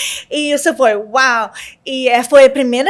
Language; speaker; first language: Portuguese; non-native, learner; English